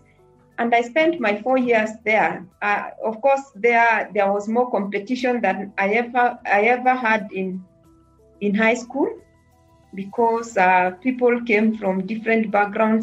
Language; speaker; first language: English; non-native, local second language; Kikuyu